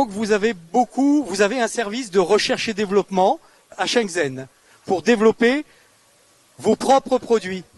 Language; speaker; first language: French; native; French